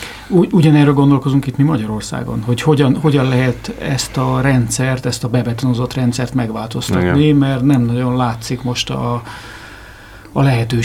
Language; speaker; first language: Hungarian; native; Hungarian